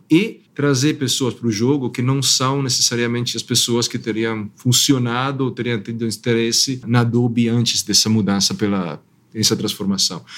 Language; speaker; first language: Portuguese; non-native, fluent; Italian